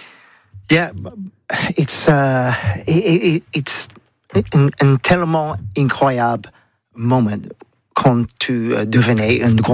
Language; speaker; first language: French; non-native, learner; English